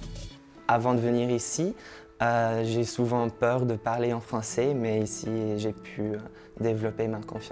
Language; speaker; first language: French; non-native, fluent; English